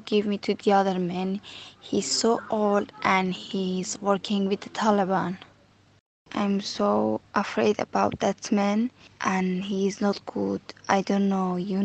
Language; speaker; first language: English; non-native, learner; Persian